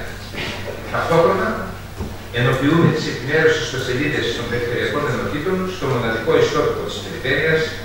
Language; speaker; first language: Greek; native; Greek